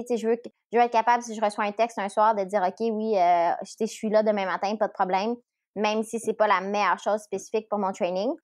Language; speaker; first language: French; native; French